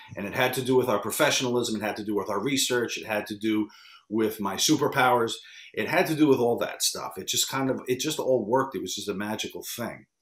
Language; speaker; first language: English; native; English